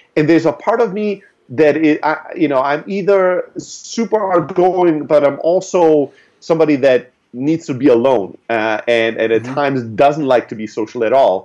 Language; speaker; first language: English; early bilingual, other home language; German